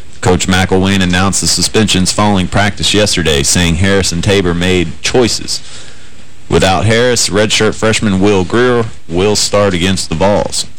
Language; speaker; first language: English; native; English